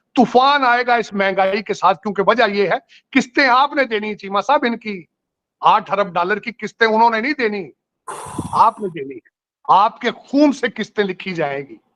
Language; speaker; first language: Urdu; non-native, local second language; Punjabi